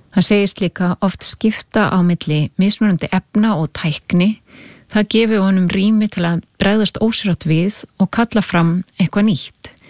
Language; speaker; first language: Icelandic; native; Icelandic